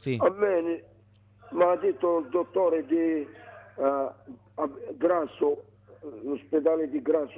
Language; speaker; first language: Italian; non-native, learner; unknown